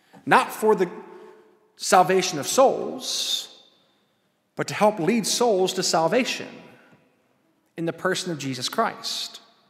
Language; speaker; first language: English; native; English